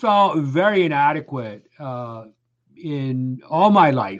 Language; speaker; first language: English; native; English